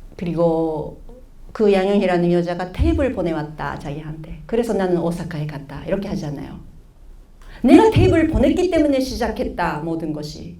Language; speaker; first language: Korean; early bilingual, heritage; Korean